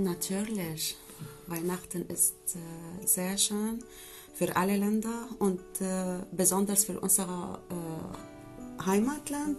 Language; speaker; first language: German; non-native, learner; Arabic